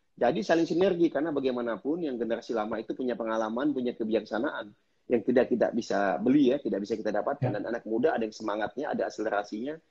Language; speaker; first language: Indonesian; native; Indonesian